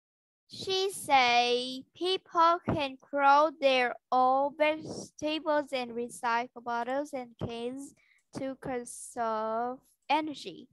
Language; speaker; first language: English; non-native, learner; Vietnamese